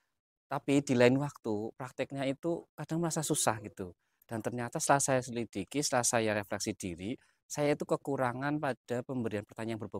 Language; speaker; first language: Indonesian; native; Indonesian